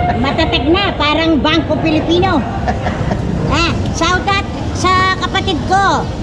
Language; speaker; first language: Filipino; native; Filipino